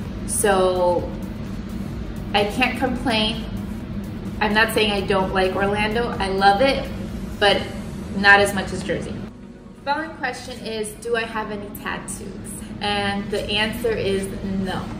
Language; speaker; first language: English; early bilingual, other home language; Spanish